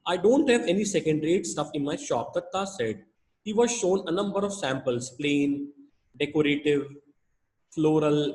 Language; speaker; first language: English; non-native, local second language; Hindi